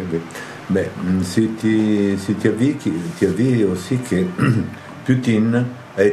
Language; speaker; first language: French; non-native, fluent; Italian